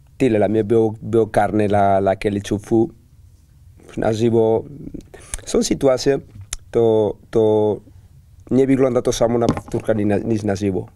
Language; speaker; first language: Polish; non-native, learner; Spanish